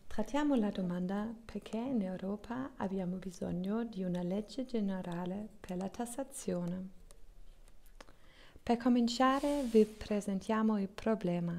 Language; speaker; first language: Italian; non-native, learner; German